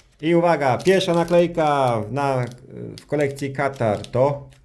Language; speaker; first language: Polish; early bilingual, heritage; Polish